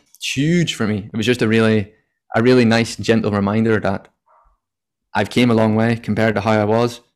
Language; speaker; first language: English; native; English